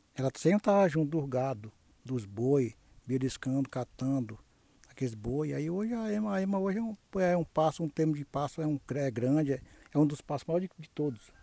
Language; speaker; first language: Portuguese; native; Portuguese